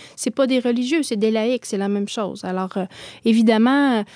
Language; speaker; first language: French; native; French